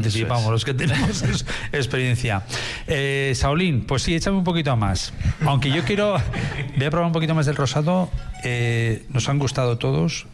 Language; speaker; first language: Spanish; native; Spanish